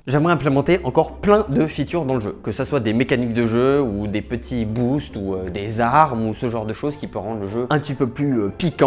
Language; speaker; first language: French; native; French